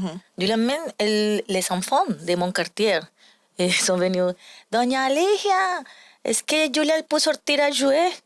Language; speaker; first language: French; non-native, learner; Spanish